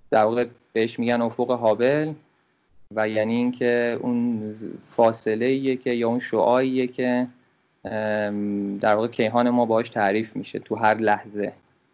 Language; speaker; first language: Persian; native; Persian